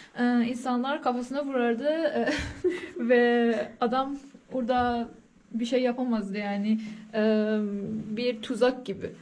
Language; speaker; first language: Turkish; non-native, learner; Persian